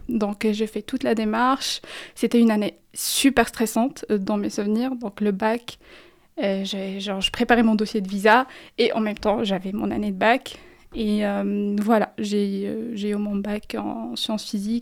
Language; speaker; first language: French; non-native, local second language; Arabic